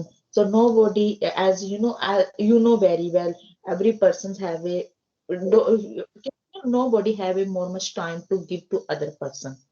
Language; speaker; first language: English; non-native, learner; Hindi